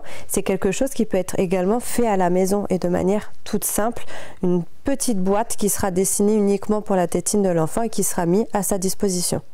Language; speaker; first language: French; native; French